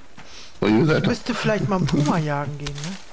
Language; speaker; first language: German; native; German